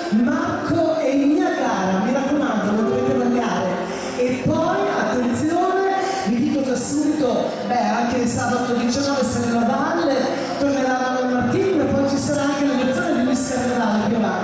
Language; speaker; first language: Italian; native; Italian